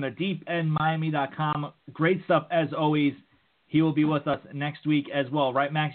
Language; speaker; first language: English; native; English